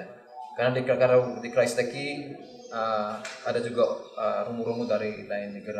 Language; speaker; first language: Indonesian; non-native, learner; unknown